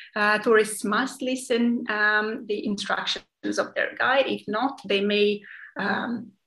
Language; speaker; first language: English; non-native, fluent; Serbian